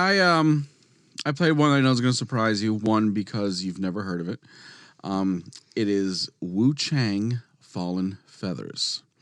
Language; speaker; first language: English; native; English